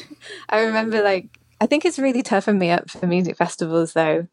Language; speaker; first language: English; native; English